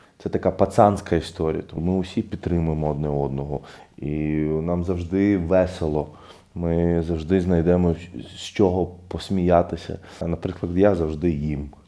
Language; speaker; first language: Ukrainian; non-native, fluent; Arabic